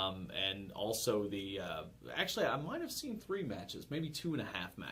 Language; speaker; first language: English; native; English